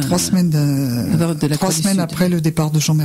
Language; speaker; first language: French; native; French